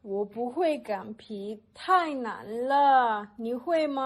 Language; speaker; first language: Chinese; non-native, learner; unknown